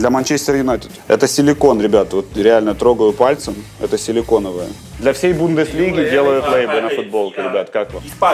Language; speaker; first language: Russian; native; Russian